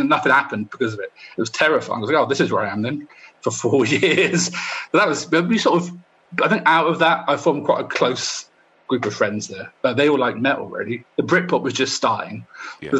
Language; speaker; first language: English; native; English